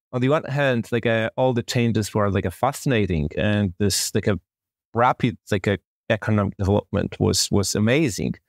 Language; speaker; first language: English; non-native, fluent; Polish